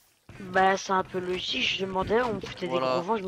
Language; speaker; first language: French; native; French